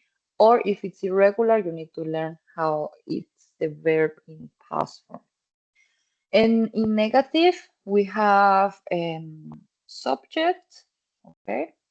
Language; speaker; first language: English; non-native, fluent; Spanish